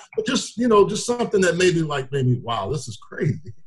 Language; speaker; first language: English; native; English